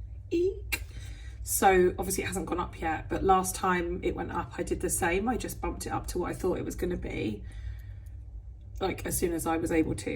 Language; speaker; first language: English; native; English